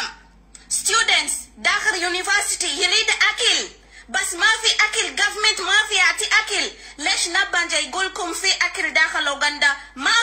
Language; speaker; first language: Arabic; non-native, learner; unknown